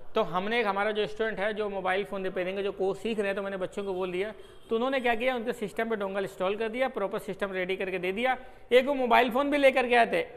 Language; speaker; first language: Hindi; native; Hindi